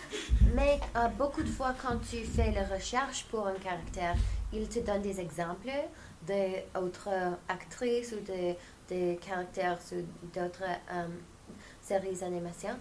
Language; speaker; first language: French; non-native, fluent; English